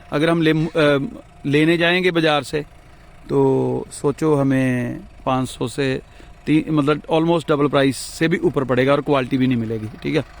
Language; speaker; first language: Hindi; non-native, local second language; Punjabi